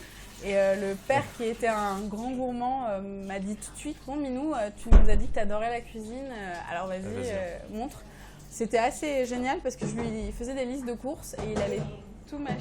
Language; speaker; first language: French; early bilingual, other home language; Persian